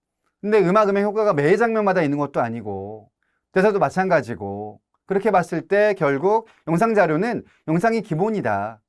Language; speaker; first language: Korean; native; Korean